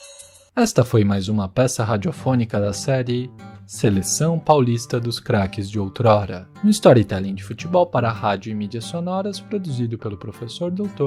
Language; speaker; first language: Portuguese; native; Portuguese